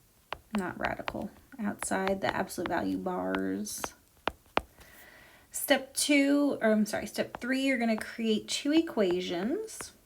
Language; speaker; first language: English; native; English